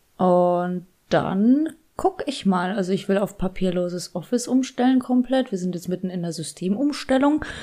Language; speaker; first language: German; early bilingual, other home language; Polish